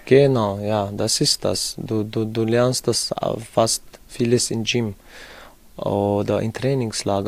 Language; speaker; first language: German; non-native, fluent; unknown